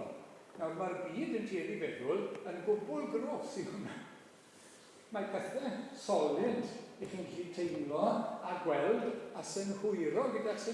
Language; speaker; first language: Welsh; native; Welsh